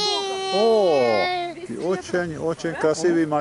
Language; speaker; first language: Russian; non-native, learner; Hungarian